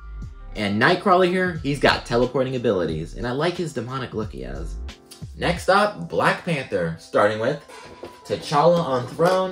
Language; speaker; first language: English; native; English